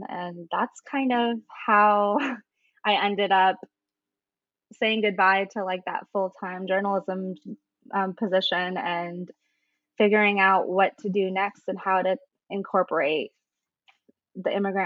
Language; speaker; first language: English; native; English